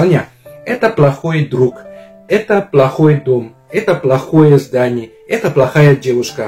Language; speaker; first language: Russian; non-native, fluent; Indonesian